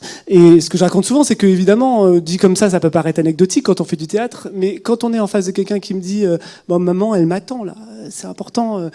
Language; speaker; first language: French; native; French